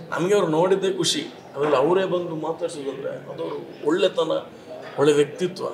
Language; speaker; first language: Kannada; non-native, local second language; Tulu